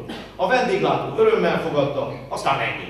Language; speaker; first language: Hungarian; native; Hungarian